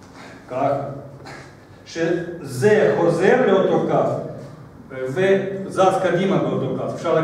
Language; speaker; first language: Hebrew; non-native, fluent; Russian